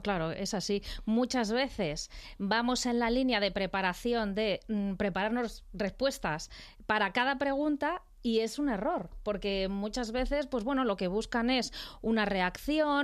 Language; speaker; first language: Spanish; native; Spanish